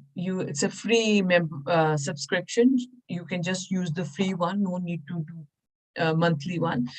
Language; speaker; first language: English; non-native, local second language; Punjabi